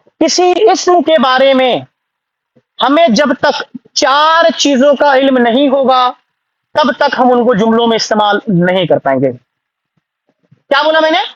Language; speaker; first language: Urdu; native; Urdu